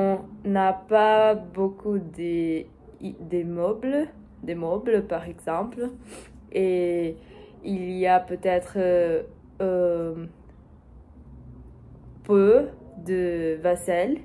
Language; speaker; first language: French; non-native, learner; Portuguese